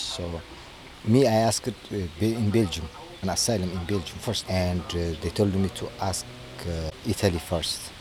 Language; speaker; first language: English; non-native, learner; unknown